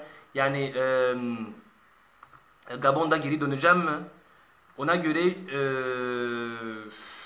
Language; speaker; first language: Turkish; non-native, learner; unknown